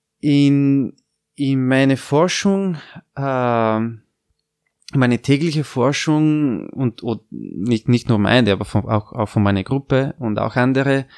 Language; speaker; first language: German; non-native, fluent; Italian